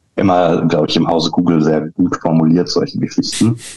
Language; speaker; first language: German; native; German